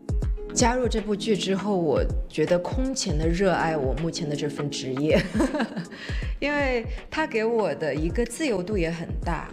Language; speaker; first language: Chinese; native; Chinese